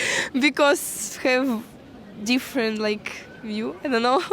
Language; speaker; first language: English; non-native, learner; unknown